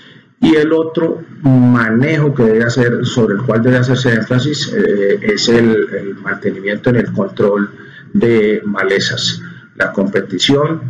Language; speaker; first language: Spanish; native; Spanish